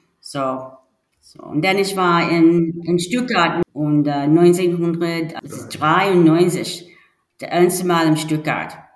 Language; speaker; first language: German; non-native, learner; English